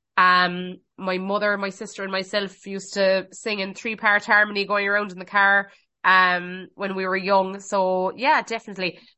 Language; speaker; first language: English; native; English